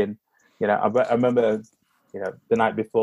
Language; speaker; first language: English; native; English